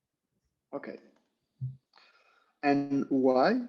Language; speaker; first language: English; non-native, learner; French